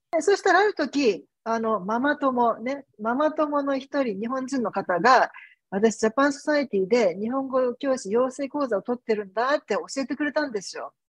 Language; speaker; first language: Japanese; native; Japanese